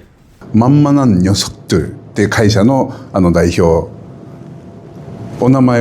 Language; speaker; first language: Japanese; native; Japanese